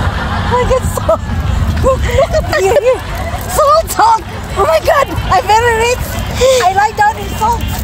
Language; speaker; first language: English; non-native, learner; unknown